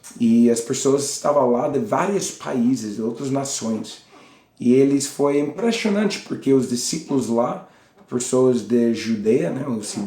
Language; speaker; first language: Portuguese; non-native, learner; English